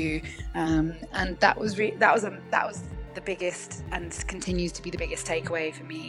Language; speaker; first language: English; native; English